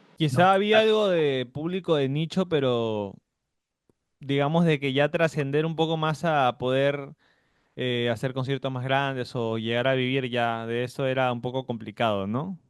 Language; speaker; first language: Spanish; native; Spanish